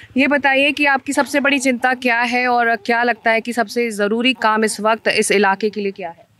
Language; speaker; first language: Hindi; native; Hindi